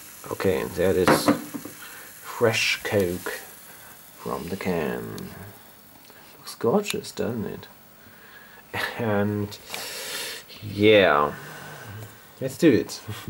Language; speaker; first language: English; non-native, fluent; German